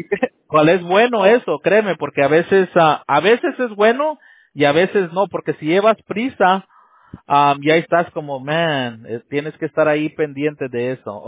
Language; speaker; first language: Spanish; native; Spanish